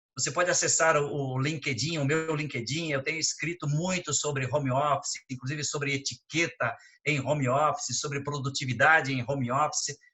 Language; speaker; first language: Portuguese; native; Portuguese